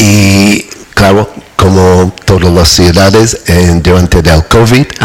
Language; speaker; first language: Spanish; non-native, learner; English